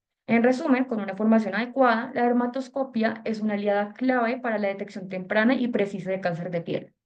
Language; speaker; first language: Spanish; native; Spanish